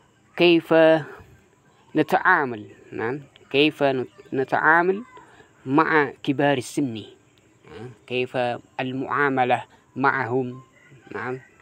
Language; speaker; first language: Arabic; non-native, fluent; Indonesian